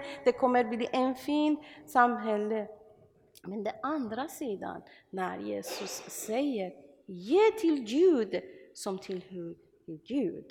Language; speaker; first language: Swedish; non-native, learner; Persian